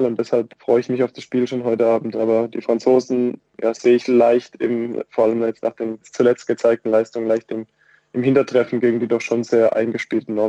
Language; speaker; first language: German; native; German